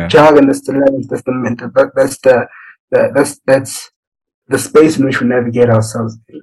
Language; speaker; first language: English; non-native, local second language; Zulu